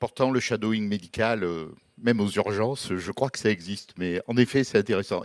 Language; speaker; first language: French; native; French